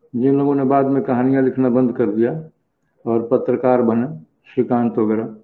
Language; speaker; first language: Hindi; native; Hindi